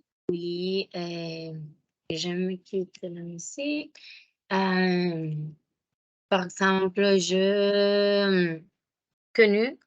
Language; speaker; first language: French; non-native, learner; Spanish